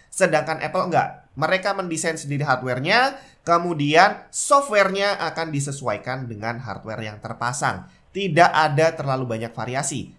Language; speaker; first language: Indonesian; native; Indonesian